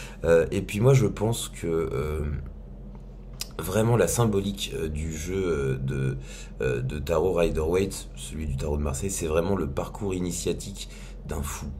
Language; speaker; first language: French; native; French